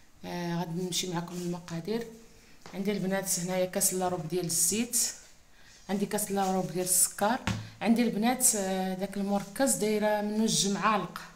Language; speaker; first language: Arabic; native; Arabic